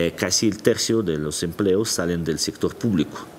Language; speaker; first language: Spanish; non-native, fluent; Russian